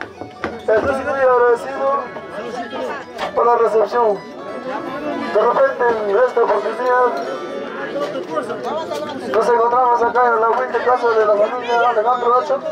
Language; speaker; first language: Spanish; native; Spanish